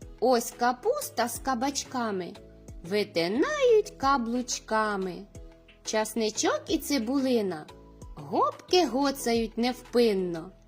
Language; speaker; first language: Ukrainian; native; Ukrainian